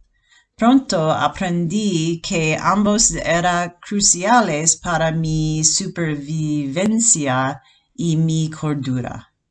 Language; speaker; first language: Spanish; non-native, fluent; English